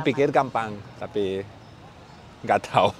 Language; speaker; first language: Indonesian; non-native, learner; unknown